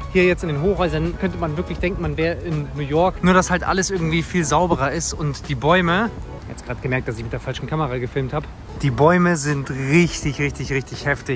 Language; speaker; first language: German; native; German